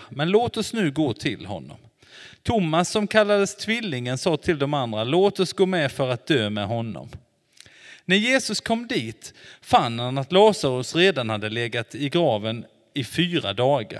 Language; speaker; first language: Swedish; non-native, fluent; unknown